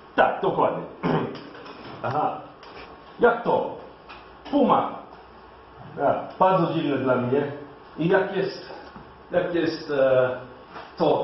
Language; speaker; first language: Polish; non-native, learner; English